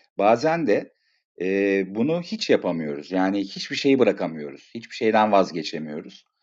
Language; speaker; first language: Turkish; native; Turkish